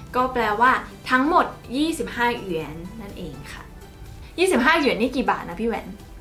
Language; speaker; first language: Thai; native; Thai